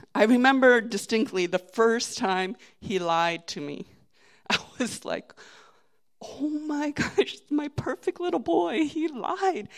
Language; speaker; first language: English; native; English